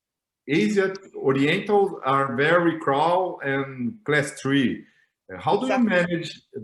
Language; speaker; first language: English; non-native, learner; Portuguese